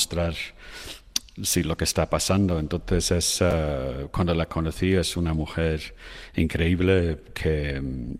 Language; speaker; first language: Spanish; non-native, fluent; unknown